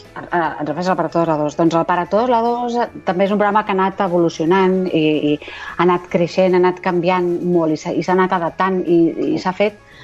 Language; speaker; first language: Catalan; native; Catalan